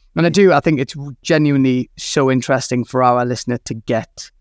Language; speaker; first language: English; native; English